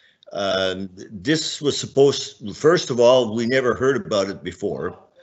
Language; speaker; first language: English; non-native, local second language; French